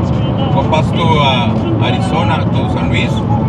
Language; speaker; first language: English; non-native, learner; Spanish